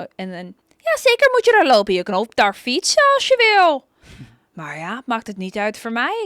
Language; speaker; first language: Dutch; non-native, learner; English